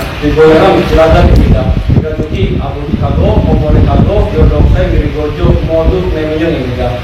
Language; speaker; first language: Korean; non-native, learner; Indonesian